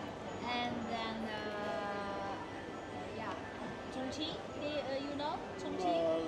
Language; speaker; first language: English; non-native, learner; Chinese